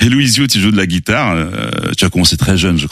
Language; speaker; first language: French; native; French